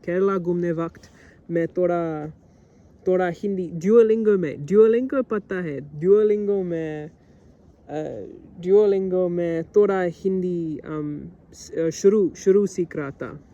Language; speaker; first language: Hindi; non-native, learner; English